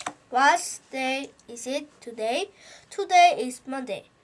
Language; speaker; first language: English; non-native, learner; Korean